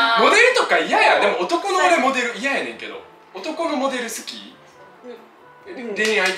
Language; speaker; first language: Japanese; early bilingual, other home language; Russian